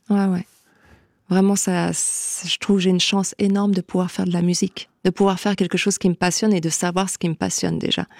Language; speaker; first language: French; native; French